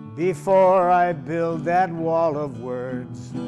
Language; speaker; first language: English; native; English